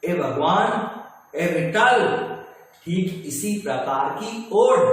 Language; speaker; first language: Hindi; non-native, local second language; Marathi